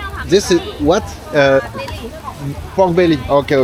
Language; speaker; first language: English; non-native, learner; French